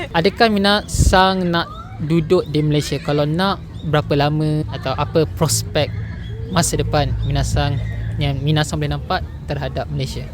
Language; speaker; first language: Malay; native; Malay